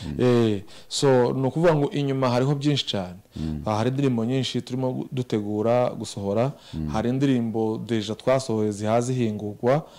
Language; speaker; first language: Kinyarwanda; native; Kinyarwanda